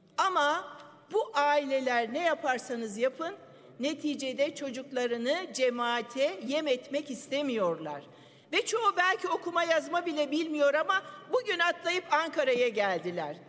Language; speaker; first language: Turkish; native; Turkish